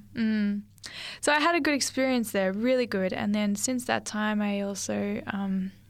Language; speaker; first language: English; native; English